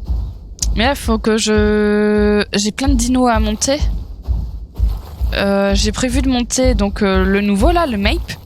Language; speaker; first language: French; native; French